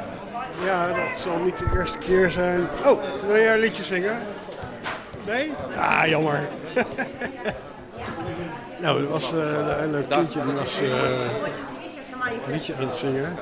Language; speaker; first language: Dutch; native; Dutch